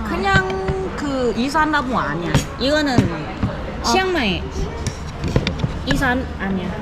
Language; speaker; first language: Korean; non-native, learner; Thai